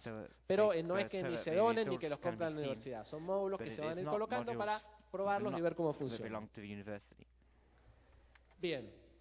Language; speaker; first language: Spanish; native; Spanish